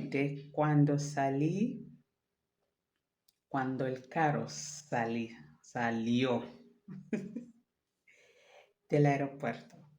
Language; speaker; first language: Spanish; non-native, fluent; French